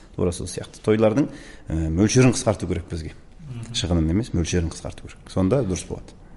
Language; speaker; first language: Kazakh; native; Kazakh